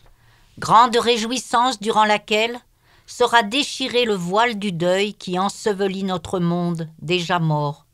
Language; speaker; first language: French; native; French